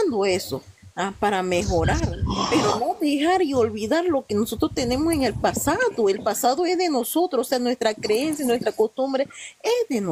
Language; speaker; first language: Spanish; non-native, local second language; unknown